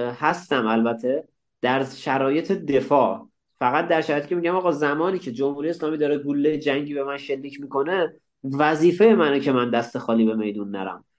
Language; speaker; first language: Persian; native; Persian